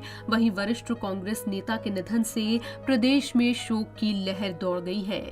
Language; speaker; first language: Hindi; native; Hindi